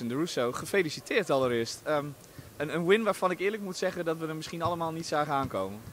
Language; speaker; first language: Dutch; native; Dutch